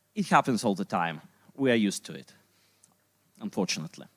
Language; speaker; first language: English; non-native, fluent; Russian